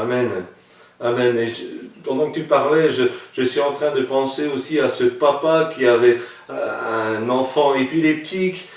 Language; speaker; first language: French; native; French